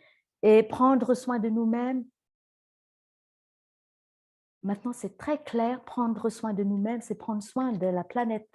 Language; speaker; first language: French; non-native, fluent; Vietnamese